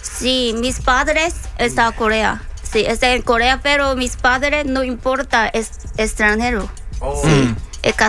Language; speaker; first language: Spanish; non-native, learner; Korean